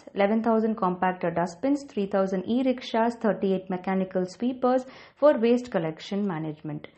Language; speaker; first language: English; non-native, local second language; Tamil